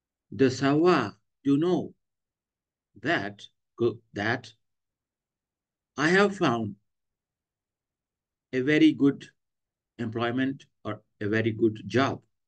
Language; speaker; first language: English; non-native, local second language; Hindi